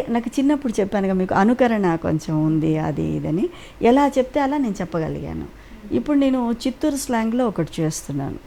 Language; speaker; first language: Telugu; native; Telugu